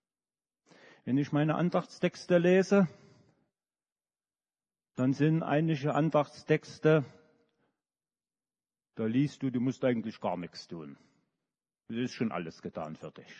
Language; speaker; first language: German; native; German